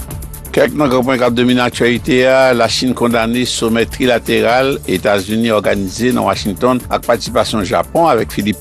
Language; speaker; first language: French; early bilingual, heritage; Haitian Creole